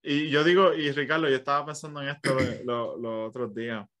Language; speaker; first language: Spanish; early bilingual, other home language; English